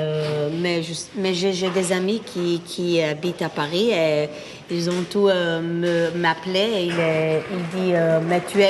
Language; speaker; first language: French; non-native, learner; Hebrew